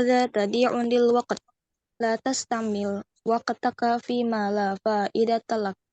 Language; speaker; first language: Arabic; non-native, learner; Indonesian